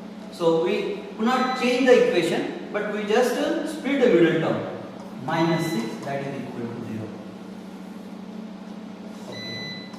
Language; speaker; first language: English; non-native, local second language; Marathi